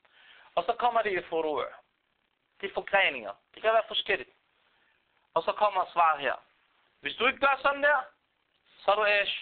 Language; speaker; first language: Danish; non-native, fluent; Arabic